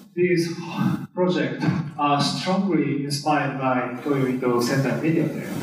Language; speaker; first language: English; non-native, fluent; Japanese